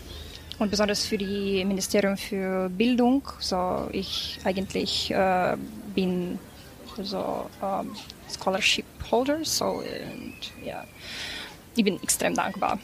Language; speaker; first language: German; non-native, fluent; Ukrainian